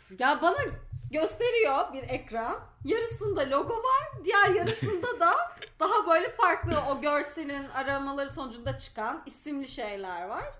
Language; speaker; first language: Turkish; native; Turkish